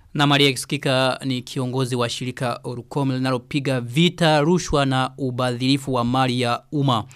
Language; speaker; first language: Swahili; non-native, local second language; Rundi